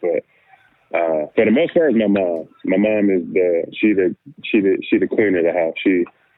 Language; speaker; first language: English; native; English